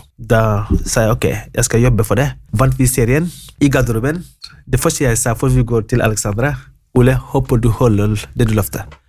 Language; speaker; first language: Norwegian; non-native, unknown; Wolof